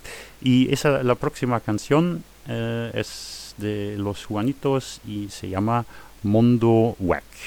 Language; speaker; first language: Spanish; non-native, fluent; German